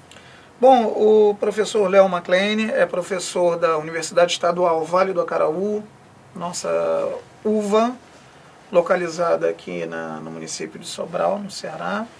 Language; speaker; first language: Portuguese; native; Portuguese